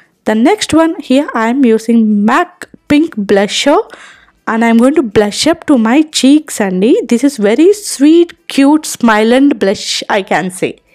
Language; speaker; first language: English; non-native, local second language; Telugu